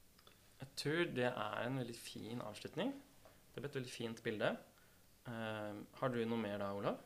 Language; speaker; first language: Norwegian; native; Norwegian